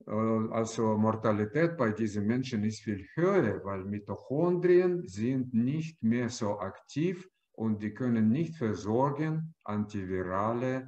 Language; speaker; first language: German; non-native, fluent; Russian